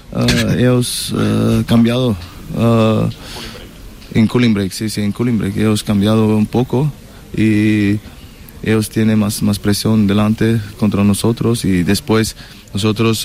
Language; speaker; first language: Spanish; non-native, learner; German